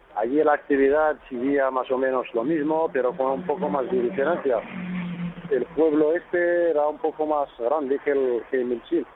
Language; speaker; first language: Spanish; non-native, fluent; Arabic